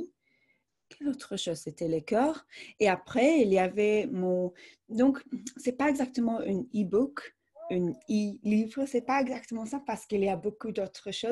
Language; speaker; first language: French; non-native, fluent; English